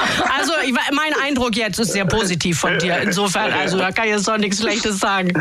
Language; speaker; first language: German; native; German